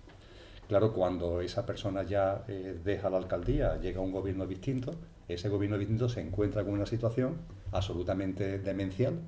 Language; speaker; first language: Spanish; native; Spanish